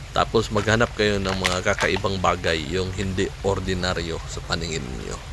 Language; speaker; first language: Filipino; native; Filipino